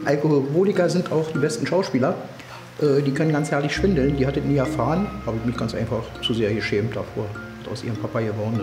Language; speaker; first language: German; native; German